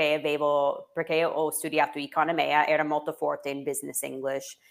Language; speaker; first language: Italian; non-native, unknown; English